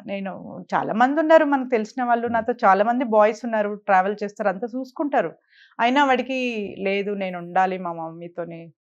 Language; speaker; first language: Telugu; native; Telugu